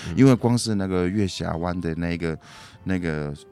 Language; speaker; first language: Chinese; native; Chinese